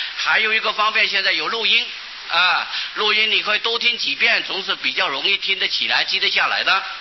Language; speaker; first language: Chinese; non-native, local second language; Hakka Chinese